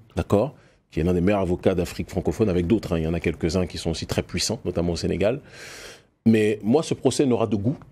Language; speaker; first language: French; native; French